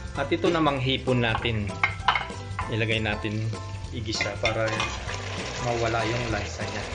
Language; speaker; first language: Filipino; non-native, local second language; Pampanga